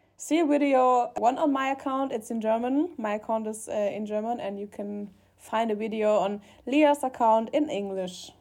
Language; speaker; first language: English; non-native, learner; German